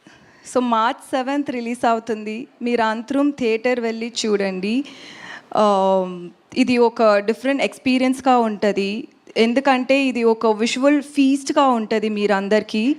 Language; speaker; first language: Telugu; non-native, learner; Tamil